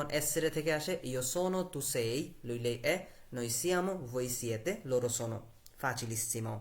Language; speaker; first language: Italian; non-native, fluent; Bangla